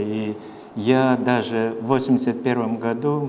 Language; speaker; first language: Russian; non-native, fluent; Lithuanian